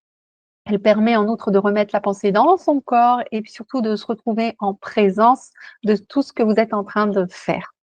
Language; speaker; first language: French; native; French